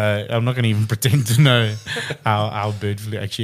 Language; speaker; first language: English; native; English